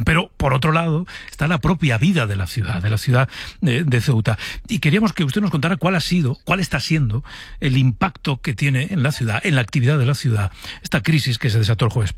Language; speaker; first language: Spanish; native; Spanish